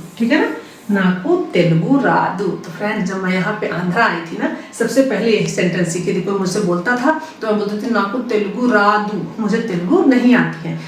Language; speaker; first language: Hindi; native; Hindi